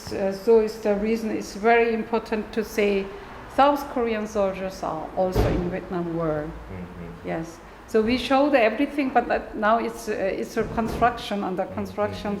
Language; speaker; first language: English; non-native, learner; German